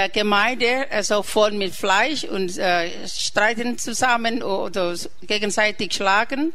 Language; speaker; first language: German; non-native, learner; Thai